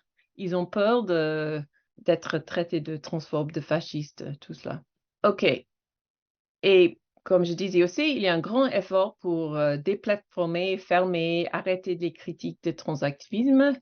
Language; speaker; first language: French; non-native, fluent; English